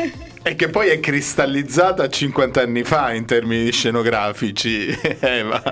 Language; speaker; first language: Italian; native; Italian